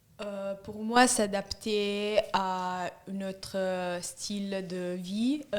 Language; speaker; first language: French; non-native, fluent; English